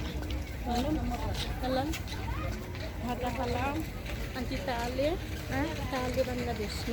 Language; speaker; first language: Arabic; non-native, learner; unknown